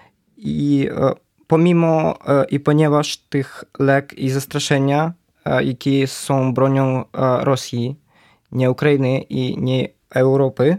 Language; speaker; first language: Polish; non-native, learner; Ukrainian